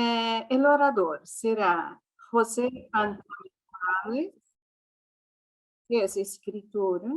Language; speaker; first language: Spanish; non-native, fluent; Italian